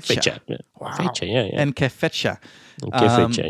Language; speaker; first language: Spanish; non-native, learner; English